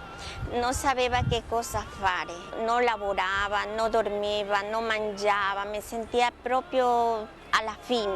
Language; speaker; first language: Italian; non-native, learner; Spanish